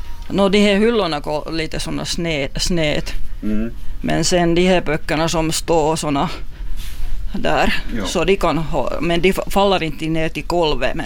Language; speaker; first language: Swedish; non-native, local second language; Finnish